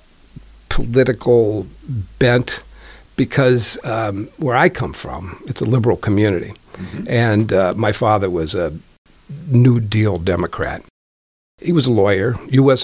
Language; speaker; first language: English; native; English